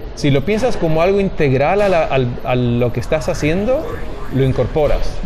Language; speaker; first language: Spanish; native; Spanish